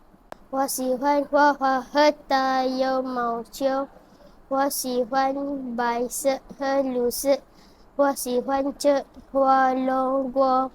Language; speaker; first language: Chinese; non-native, learner; Malay